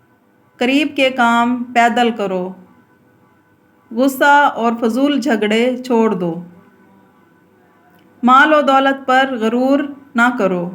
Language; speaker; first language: Urdu; native; Urdu